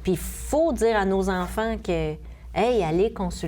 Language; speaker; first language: French; native; French